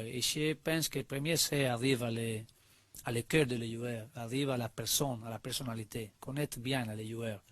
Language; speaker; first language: French; non-native, learner; Spanish